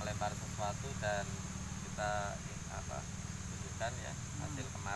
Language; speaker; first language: Indonesian; native; Indonesian